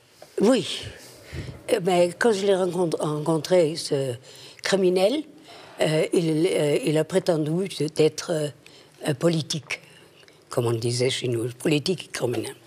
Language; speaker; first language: French; non-native, fluent; German